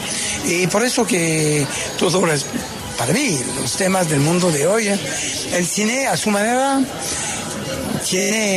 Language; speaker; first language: Spanish; non-native, fluent; French